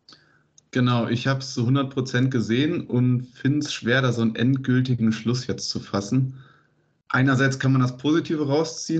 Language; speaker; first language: German; native; German